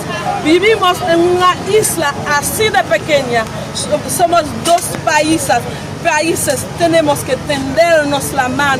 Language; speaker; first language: Spanish; non-native, local second language; Haitian Creole